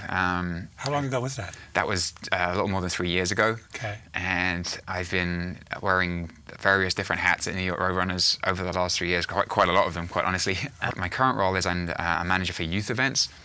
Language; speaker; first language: English; native; English